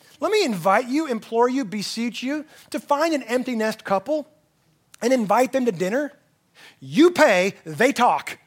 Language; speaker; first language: English; native; English